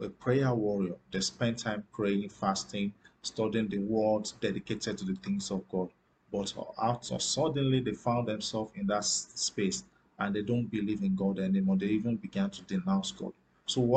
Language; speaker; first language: English; non-native, local second language; Yoruba